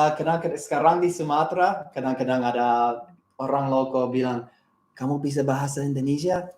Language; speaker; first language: Indonesian; non-native, learner; English